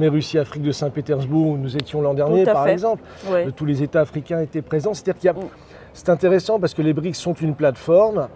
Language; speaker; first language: French; native; French